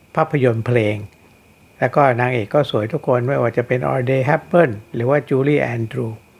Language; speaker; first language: Thai; native; Thai